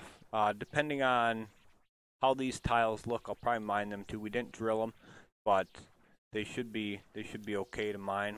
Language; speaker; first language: English; native; English